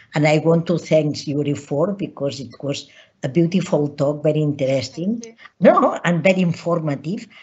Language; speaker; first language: English; non-native, learner; Catalan